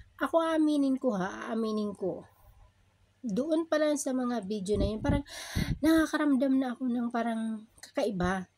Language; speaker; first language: Filipino; native; Filipino